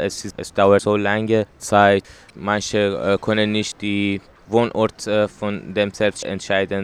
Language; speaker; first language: German; non-native, learner; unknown